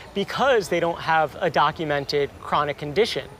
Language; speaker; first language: English; native; English